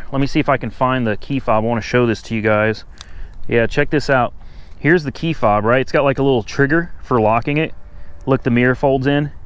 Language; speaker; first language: English; native; English